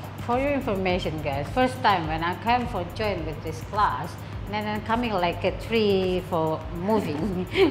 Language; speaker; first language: English; non-native, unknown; Indonesian